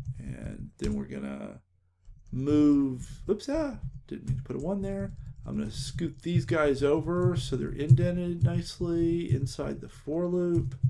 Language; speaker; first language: English; native; English